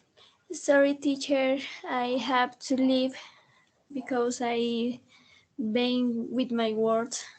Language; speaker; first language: English; non-native, learner; Spanish